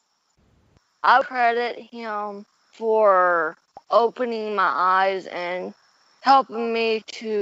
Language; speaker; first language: English; native; English